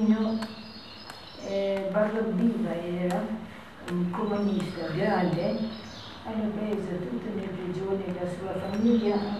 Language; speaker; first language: Italian; non-native, learner; Albanian